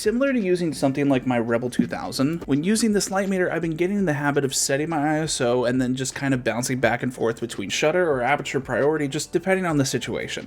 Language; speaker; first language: English; native; English